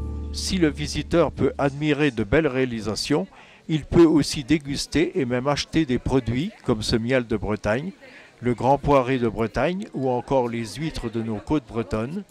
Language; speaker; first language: French; native; French